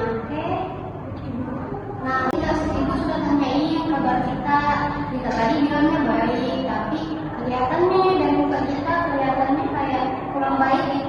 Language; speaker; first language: Indonesian; native; Indonesian